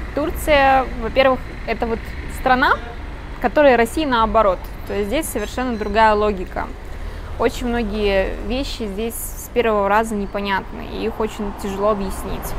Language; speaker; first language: Russian; native; Russian